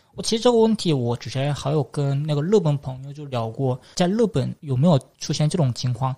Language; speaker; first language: Chinese; non-native, fluent; Korean